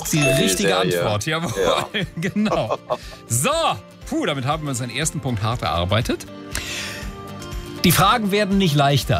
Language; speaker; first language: German; native; German